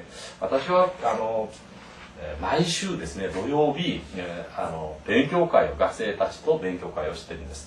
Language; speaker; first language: Japanese; non-native, fluent; Korean